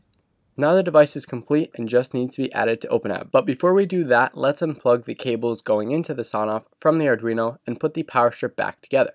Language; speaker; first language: English; native; English